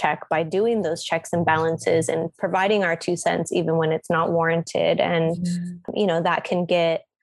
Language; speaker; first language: English; native; English